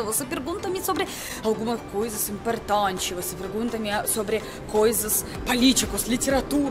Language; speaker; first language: Portuguese; non-native, learner; Russian